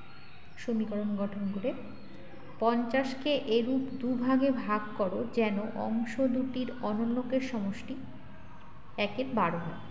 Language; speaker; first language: Bangla; native; Bangla